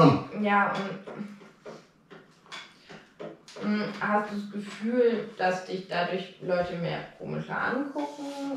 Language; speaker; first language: German; native; German